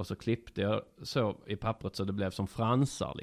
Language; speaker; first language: Swedish; native; Swedish